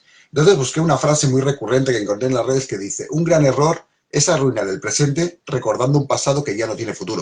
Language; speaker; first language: Spanish; native; Spanish